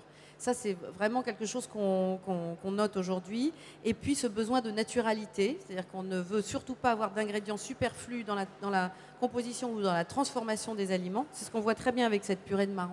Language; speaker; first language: French; native; French